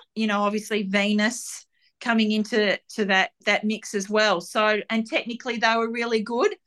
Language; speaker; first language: English; native; English